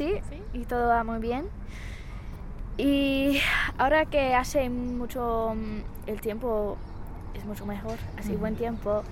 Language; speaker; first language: Spanish; non-native, fluent; English